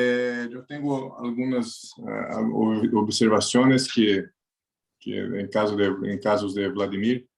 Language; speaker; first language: Spanish; non-native, learner; Portuguese